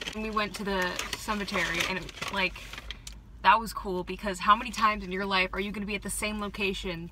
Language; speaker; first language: English; native; English